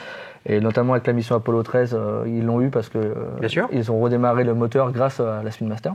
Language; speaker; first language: French; native; French